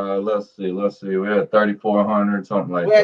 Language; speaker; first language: English; native; English